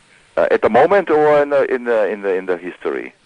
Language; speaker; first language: English; non-native, fluent; German